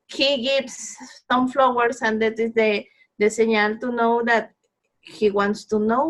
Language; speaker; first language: English; non-native, learner; Spanish